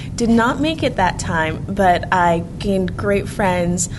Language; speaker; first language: English; native; English